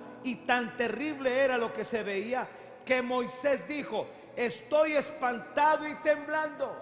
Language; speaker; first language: Spanish; native; Spanish